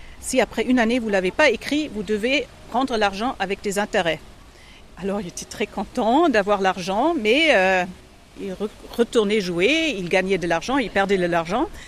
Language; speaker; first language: French; non-native, fluent; German